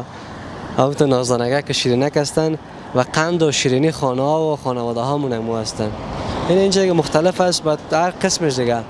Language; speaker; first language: Persian; native; Persian